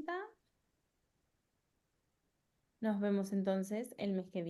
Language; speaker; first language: Spanish; native; Spanish